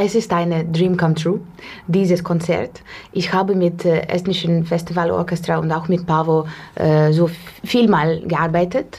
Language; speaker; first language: German; non-native, learner; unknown